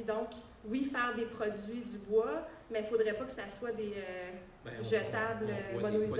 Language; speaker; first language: French; native; French